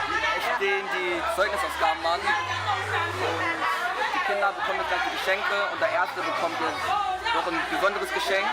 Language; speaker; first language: German; native; German